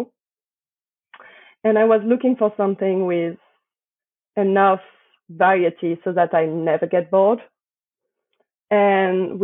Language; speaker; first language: English; non-native, fluent; French